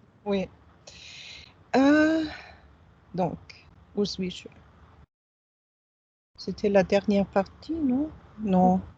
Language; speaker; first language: French; non-native, fluent; German